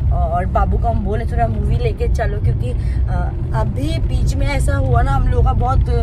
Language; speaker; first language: Hindi; non-native, local second language; Bangla